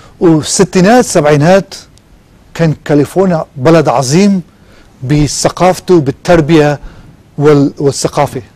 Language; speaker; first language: Arabic; non-native, local second language; Armenian